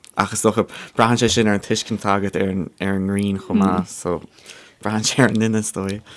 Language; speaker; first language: Irish; native; Irish